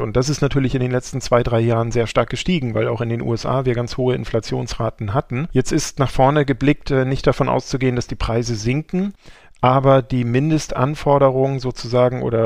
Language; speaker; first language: German; native; German